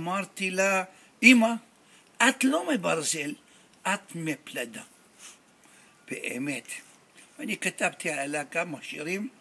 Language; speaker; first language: Hebrew; non-native, fluent; Arabic